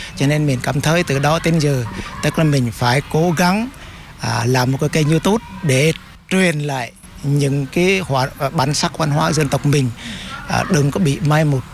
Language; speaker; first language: Vietnamese; non-native, local second language; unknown